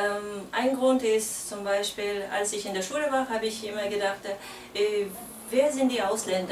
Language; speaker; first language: German; non-native, fluent; Kazakh